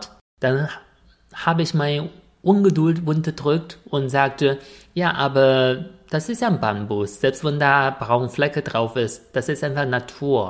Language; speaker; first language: German; non-native, fluent; Chinese